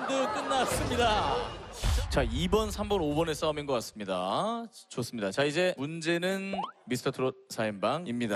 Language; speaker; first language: Korean; native; Korean